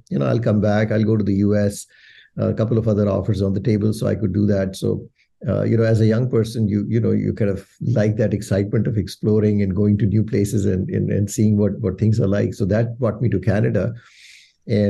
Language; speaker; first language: English; non-native, local second language; Urdu